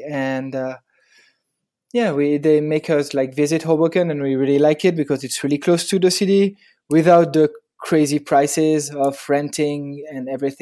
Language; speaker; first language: English; non-native, fluent; French